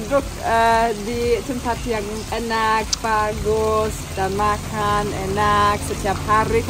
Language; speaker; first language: Indonesian; non-native, fluent; German